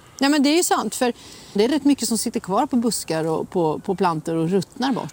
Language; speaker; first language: Swedish; native; Swedish